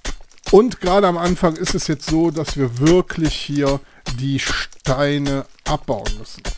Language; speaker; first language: German; native; German